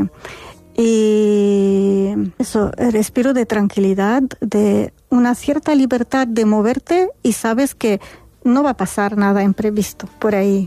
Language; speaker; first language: Spanish; non-native, fluent; Arabic